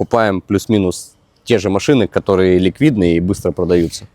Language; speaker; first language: Russian; native; Russian